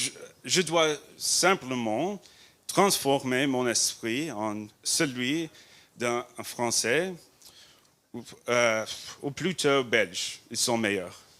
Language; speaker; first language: French; non-native, learner; English